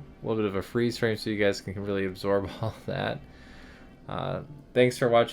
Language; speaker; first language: English; native; English